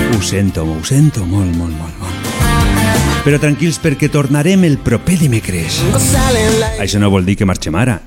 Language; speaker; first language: Catalan; non-native, local second language; Spanish